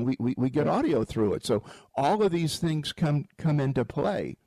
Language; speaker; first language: English; native; English